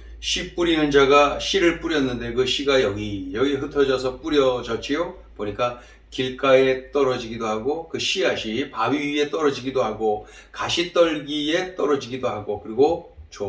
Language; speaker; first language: Korean; native; Korean